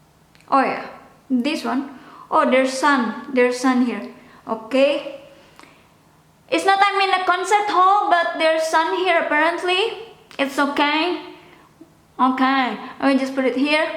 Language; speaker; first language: English; non-native, local second language; Indonesian